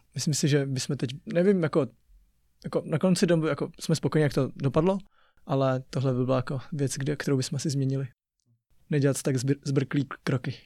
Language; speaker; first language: Czech; early bilingual, other home language; Chinese